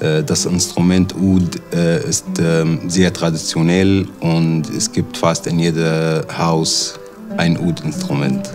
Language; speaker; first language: German; non-native, learner; Arabic